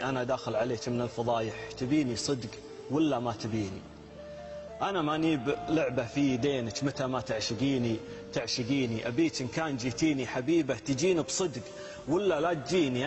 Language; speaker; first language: Arabic; native; Arabic